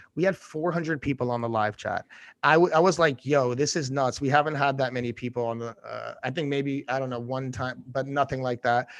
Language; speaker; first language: English; native; English